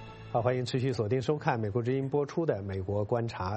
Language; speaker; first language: Chinese; native; Chinese